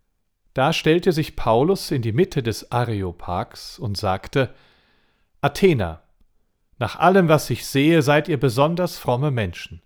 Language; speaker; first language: German; native; German